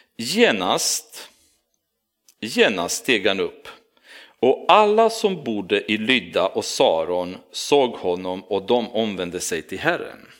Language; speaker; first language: Swedish; non-native, fluent; Romanian